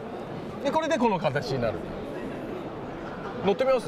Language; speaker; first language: Japanese; native; Japanese